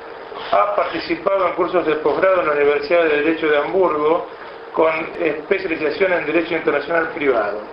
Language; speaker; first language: Spanish; native; Spanish